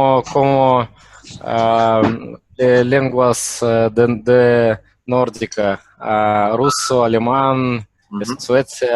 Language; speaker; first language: Spanish; non-native, learner; Russian